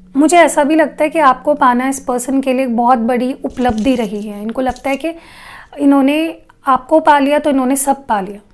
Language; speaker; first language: Hindi; non-native, local second language; Marathi